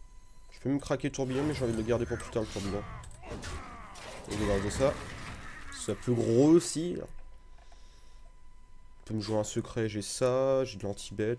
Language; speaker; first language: French; native; French